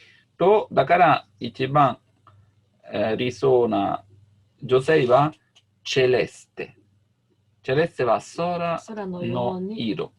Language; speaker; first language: Japanese; non-native, learner; Italian